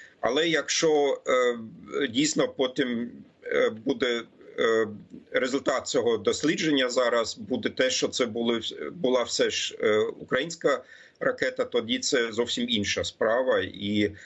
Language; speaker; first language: Ukrainian; non-native, fluent; German